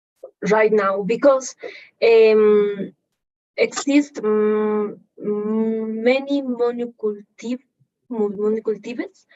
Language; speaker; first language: English; non-native, learner; Spanish